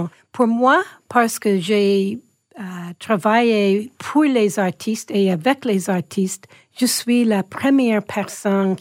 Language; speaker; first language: French; non-native, local second language; English